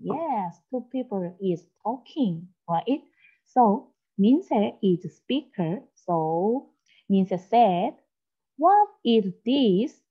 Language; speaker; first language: English; non-native, learner; Korean